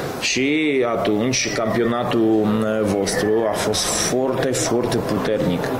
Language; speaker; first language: Romanian; non-native, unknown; Polish